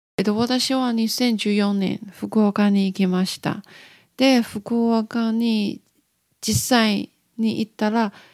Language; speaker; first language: Japanese; non-native, learner; Chinese